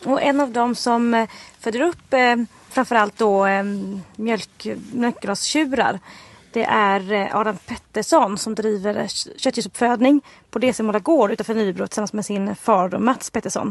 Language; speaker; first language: Swedish; native; Swedish